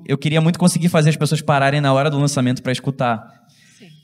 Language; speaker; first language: Portuguese; native; Portuguese